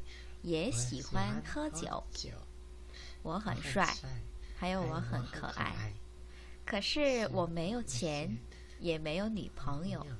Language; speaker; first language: Chinese; non-native, learner; Korean